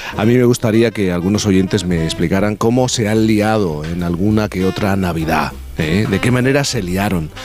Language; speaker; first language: Spanish; native; Spanish